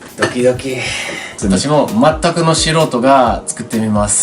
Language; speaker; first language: Japanese; non-native, fluent; English